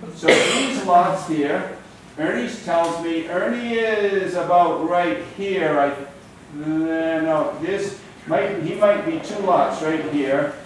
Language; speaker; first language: English; native; English